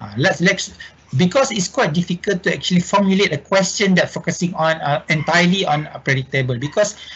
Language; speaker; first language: English; non-native, local second language; Malay